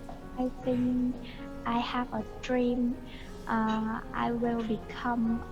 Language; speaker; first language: English; non-native, learner; Vietnamese